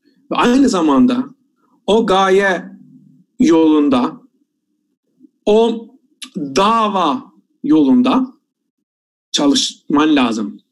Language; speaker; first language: Turkish; non-native, fluent; Albanian